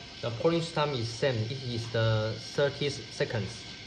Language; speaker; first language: English; non-native, learner; Chinese